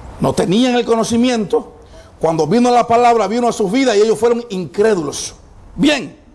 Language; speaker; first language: Spanish; native; Spanish